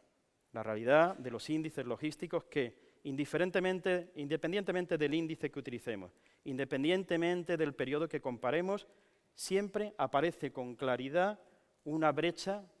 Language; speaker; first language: Spanish; native; Spanish